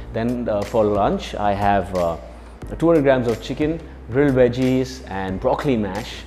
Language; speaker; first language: English; non-native, local second language; Hindi